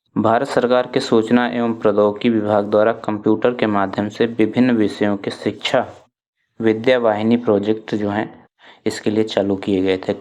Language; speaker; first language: Hindi; native; Hindi